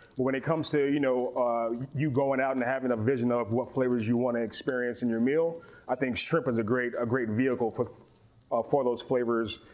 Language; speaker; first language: English; native; English